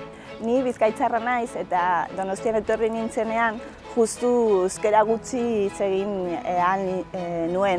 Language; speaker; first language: Basque; non-native, local second language; Spanish